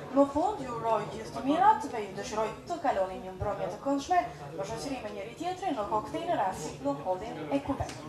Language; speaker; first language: Albanian; native; Albanian